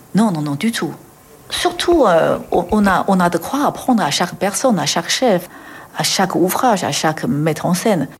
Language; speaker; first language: French; non-native, fluent; Chinese